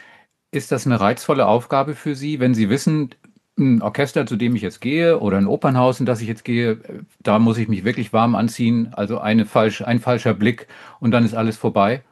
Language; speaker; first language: German; native; German